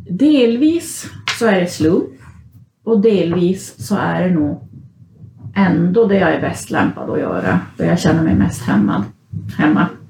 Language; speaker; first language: Swedish; early bilingual, other home language; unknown